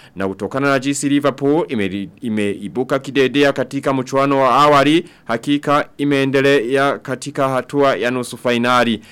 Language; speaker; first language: Swahili; non-native, local second language; Rundi